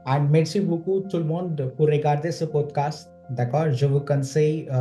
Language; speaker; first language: French; non-native, fluent; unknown